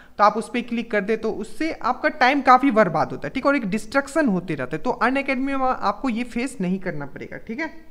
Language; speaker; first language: Hindi; native; Hindi